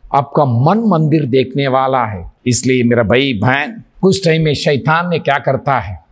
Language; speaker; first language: Hindi; non-native, local second language; Telugu